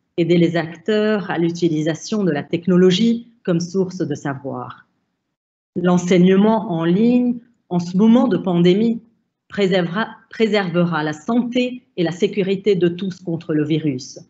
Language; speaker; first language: French; non-native, local second language; Arabic